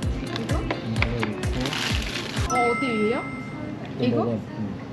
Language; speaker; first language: Korean; non-native, learner; Vietnamese